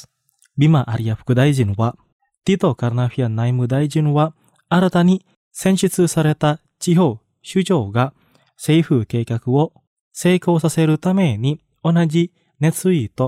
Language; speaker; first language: Japanese; non-native, fluent; Indonesian